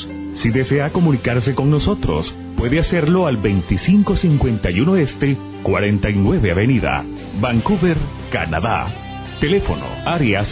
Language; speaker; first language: Spanish; native; Spanish